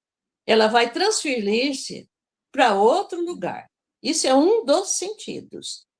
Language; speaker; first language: Portuguese; native; Portuguese